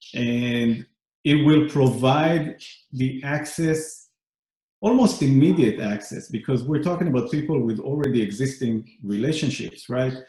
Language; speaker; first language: English; non-native, fluent; Hebrew